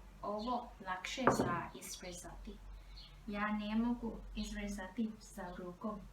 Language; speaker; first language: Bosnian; early bilingual, heritage; Bosnian